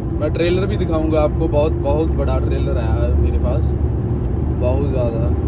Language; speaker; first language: Hindi; non-native, local second language; Punjabi